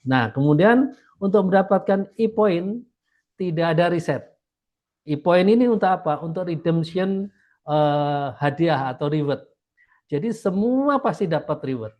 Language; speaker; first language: Indonesian; native; Indonesian